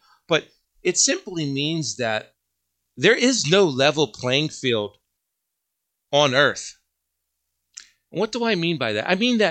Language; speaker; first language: English; native; English